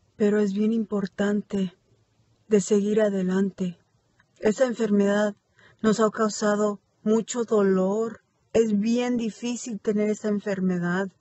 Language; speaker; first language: Spanish; early bilingual, heritage; Spanish